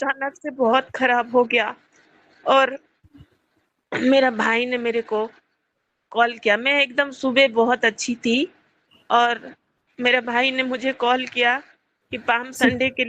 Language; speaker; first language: Hindi; non-native, local second language; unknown